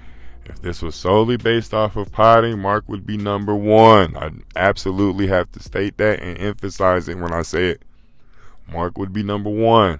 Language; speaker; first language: English; native; English